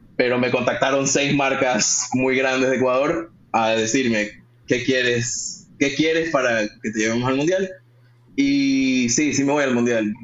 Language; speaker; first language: Spanish; early bilingual, heritage; Spanish